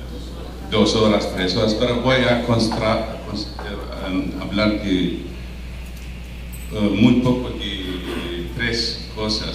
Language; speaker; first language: Spanish; non-native, fluent; Arabic